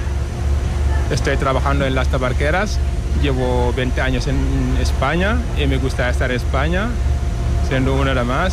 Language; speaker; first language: Spanish; non-native, learner; Wolof